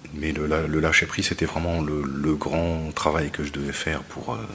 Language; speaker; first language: French; native; French